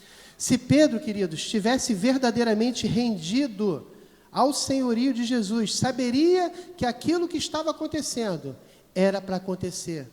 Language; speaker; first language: Portuguese; native; Portuguese